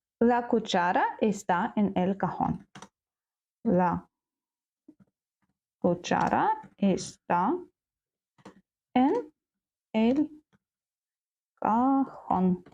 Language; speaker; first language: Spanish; non-native, learner; Ukrainian